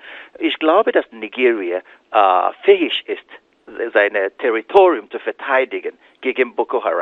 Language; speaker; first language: German; non-native, fluent; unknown